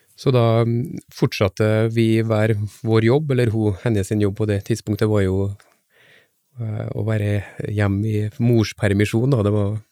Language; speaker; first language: Norwegian; native; Norwegian